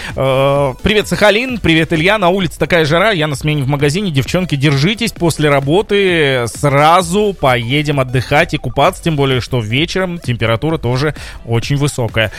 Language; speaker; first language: Russian; native; Russian